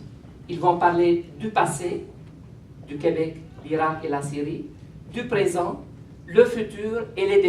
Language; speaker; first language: French; non-native, fluent; Arabic